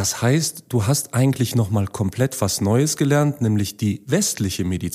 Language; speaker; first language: German; native; German